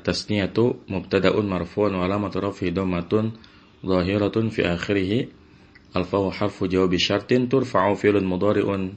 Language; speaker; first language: Arabic; non-native, fluent; Indonesian